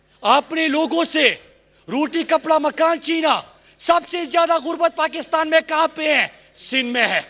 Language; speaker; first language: Urdu; non-native, local second language; Pashto